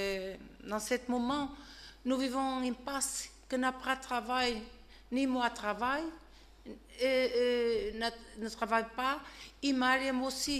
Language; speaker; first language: French; non-native, learner; Portuguese